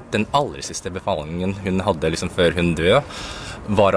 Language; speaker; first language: Norwegian; early bilingual, other home language; Cantonese